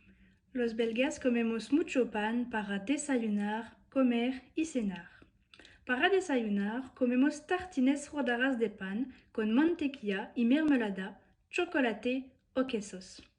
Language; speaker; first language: Spanish; non-native, learner; French